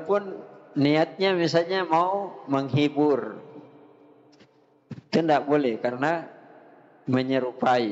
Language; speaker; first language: Indonesian; native; Indonesian